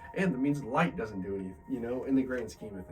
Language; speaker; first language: English; native; English